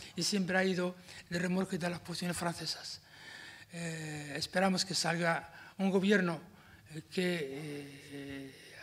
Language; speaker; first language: Spanish; non-native, fluent; Arabic